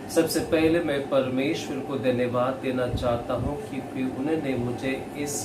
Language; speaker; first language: Hindi; non-native, local second language; Kannada